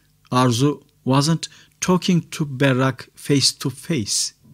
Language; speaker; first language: English; non-native, fluent; Turkish